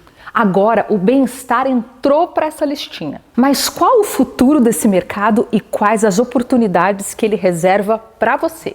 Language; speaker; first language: Portuguese; native; Portuguese